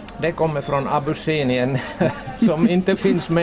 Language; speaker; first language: Swedish; non-native, local second language; Finnish